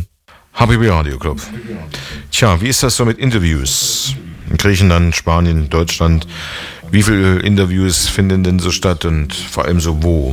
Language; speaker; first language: German; native; German